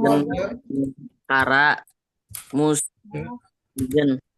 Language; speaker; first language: German; non-native, learner; Indonesian